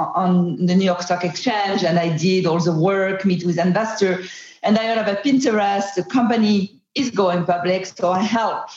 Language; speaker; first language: English; non-native, fluent; French